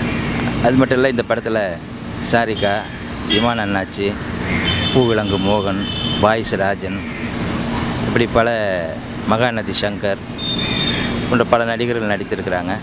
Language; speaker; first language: Tamil; native; Tamil